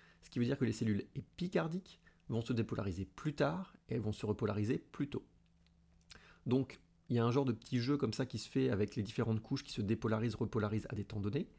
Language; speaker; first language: French; native; French